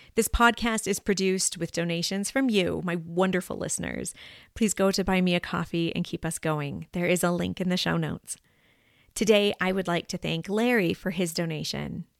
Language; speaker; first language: English; native; English